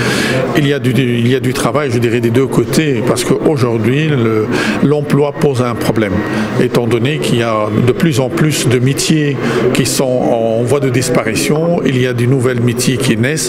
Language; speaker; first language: French; non-native, local second language; Arabic